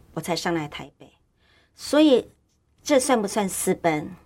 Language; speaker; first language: Chinese; native; Chinese